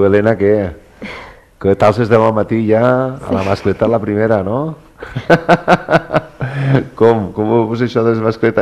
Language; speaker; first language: Catalan; native; Catalan